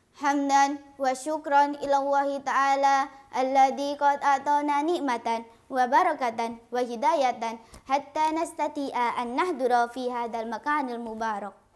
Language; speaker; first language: Arabic; non-native, learner; Indonesian